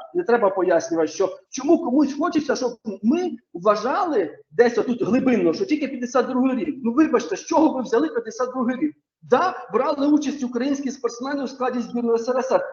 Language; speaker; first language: Ukrainian; native; Ukrainian